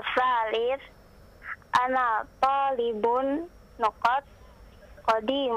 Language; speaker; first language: Arabic; non-native, learner; Indonesian